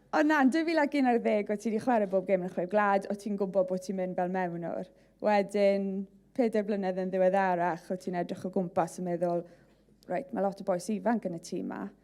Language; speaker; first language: Welsh; native; Welsh